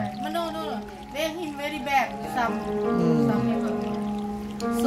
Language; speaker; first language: English; non-native, learner; Thai